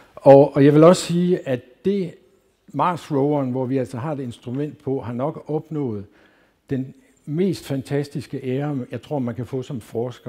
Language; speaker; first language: Danish; native; Danish